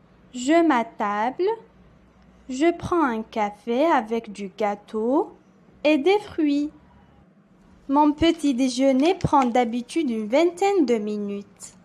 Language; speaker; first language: French; non-native, local second language; Arabic